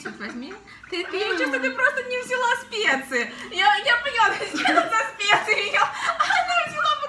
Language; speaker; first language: Russian; native; Russian